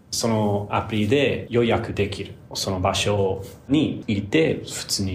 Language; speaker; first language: Japanese; non-native, fluent; English